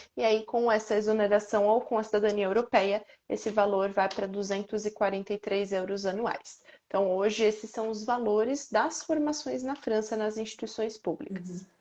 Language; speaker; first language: Portuguese; native; Portuguese